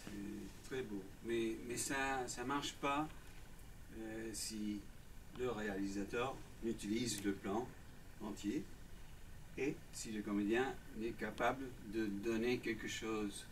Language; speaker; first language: French; non-native, fluent; English